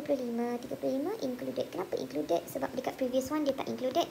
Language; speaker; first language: English; non-native, local second language; Malay